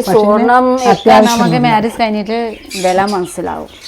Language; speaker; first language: Malayalam; non-native, fluent; Nepali